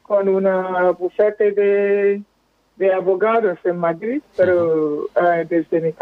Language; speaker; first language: Spanish; non-native, fluent; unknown